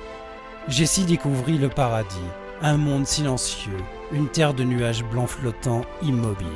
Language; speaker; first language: French; native; French